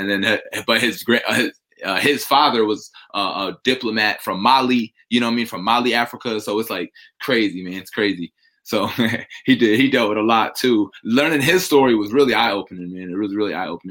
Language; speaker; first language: English; native; English